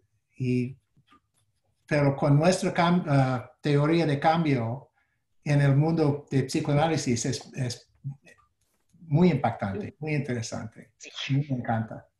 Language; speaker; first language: Spanish; non-native, fluent; English